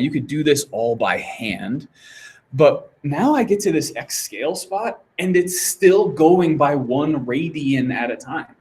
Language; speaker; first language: English; native; English